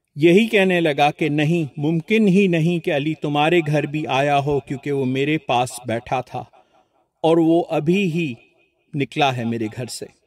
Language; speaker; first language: Urdu; non-native, local second language; Sindhi